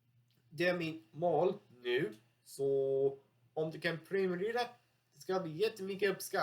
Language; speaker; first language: Swedish; non-native, learner; English